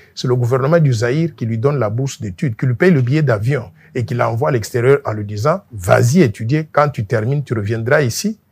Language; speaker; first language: French; non-native, local second language; Luba-Lulua